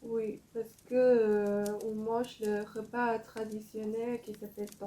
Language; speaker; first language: French; non-native, fluent; Korean